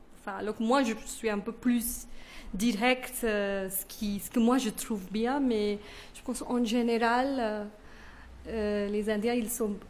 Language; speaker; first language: French; non-native, fluent; Kannada